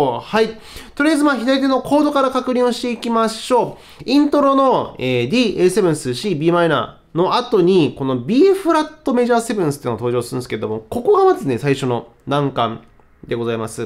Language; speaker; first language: Japanese; native; Japanese